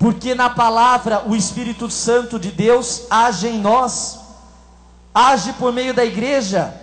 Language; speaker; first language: Portuguese; native; Portuguese